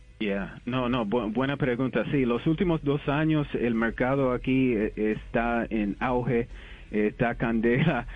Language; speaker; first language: Spanish; early bilingual, heritage; English